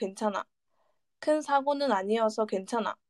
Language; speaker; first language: Korean; non-native, fluent; Japanese